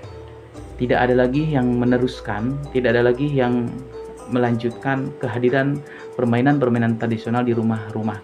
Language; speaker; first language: Indonesian; non-native, local second language; Sundanese